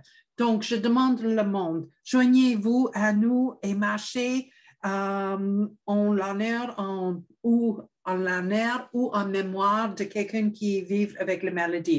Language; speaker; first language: French; non-native, fluent; English